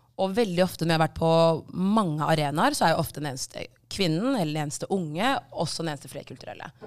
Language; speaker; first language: Norwegian; early bilingual, other home language; Tigrinya